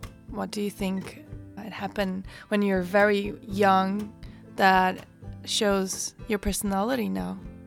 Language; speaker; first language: English; non-native, fluent; Portuguese